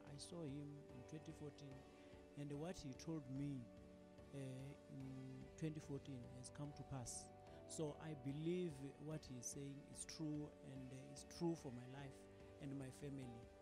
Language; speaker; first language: English; non-native, local second language; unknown